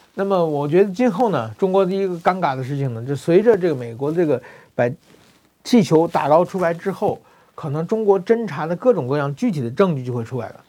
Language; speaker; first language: Chinese; native; Chinese